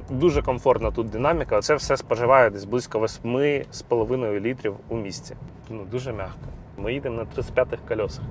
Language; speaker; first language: Ukrainian; non-native, local second language; Russian